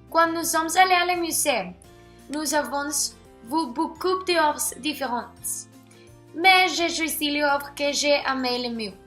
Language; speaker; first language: French; non-native, learner; Spanish